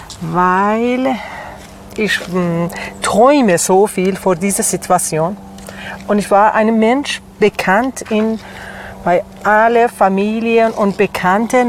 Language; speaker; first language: German; non-native, learner; Persian